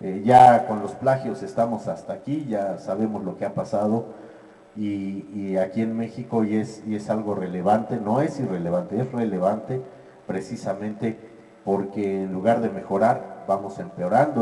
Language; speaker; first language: Spanish; native; Spanish